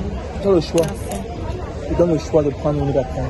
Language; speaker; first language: French; non-native, fluent; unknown